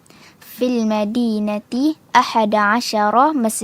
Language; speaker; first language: Arabic; non-native, learner; Malay